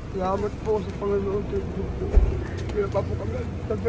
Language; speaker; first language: Filipino; native; Filipino